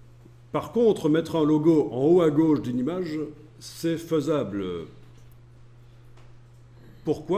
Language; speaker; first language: French; native; French